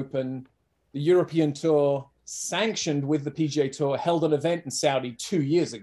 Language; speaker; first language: English; native; English